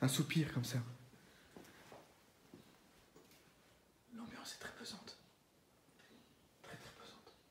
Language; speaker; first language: French; native; French